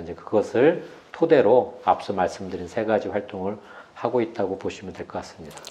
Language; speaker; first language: Korean; native; Korean